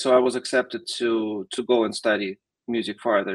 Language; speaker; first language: English; non-native, fluent; Russian